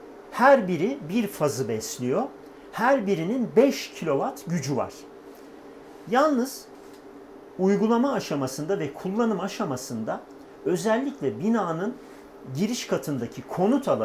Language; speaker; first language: Turkish; native; Turkish